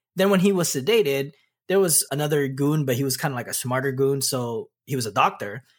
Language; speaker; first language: English; early bilingual, other home language; Pampanga